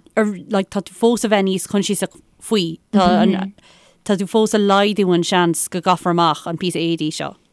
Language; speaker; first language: Irish; non-native, local second language; English